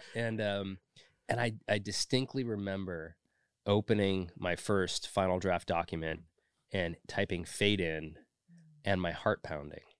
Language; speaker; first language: English; native; English